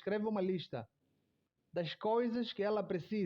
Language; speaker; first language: Portuguese; non-native, fluent; Somali